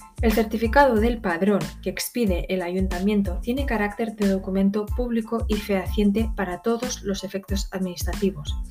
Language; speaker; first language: Spanish; native; Spanish